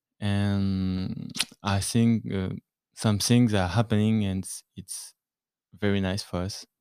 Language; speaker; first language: English; non-native, learner; French